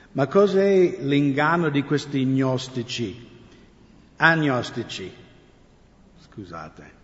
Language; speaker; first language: Italian; non-native, fluent; English